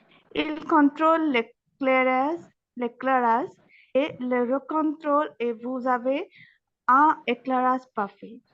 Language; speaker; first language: French; non-native, learner; Bangla